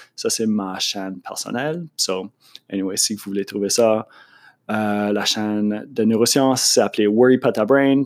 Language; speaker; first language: French; native; French